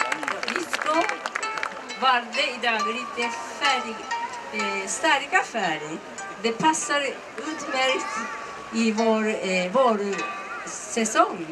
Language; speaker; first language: Swedish; non-native, learner; Japanese